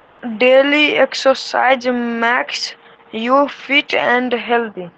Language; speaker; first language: English; non-native, learner; Hindi